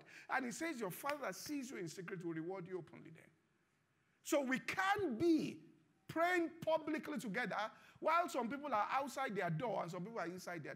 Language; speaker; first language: English; non-native, local second language; Yoruba